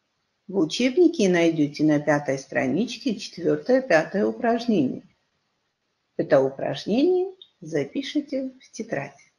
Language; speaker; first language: Russian; non-native, local second language; Kyrgyz